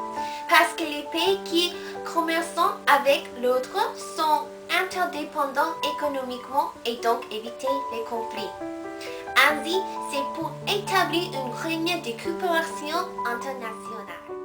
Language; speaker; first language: French; non-native, learner; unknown